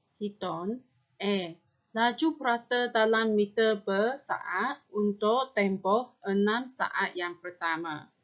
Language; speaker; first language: Malay; non-native, local second language; Chinese